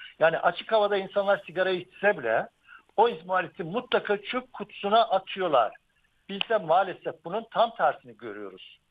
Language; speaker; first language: Turkish; native; Turkish